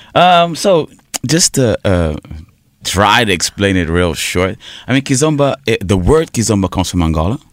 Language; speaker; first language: English; early bilingual, heritage; Portuguese